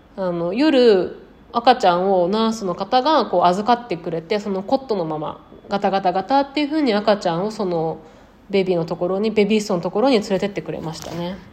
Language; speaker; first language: Japanese; native; Japanese